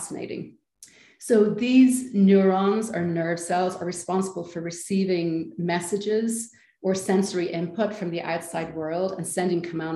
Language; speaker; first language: English; native; English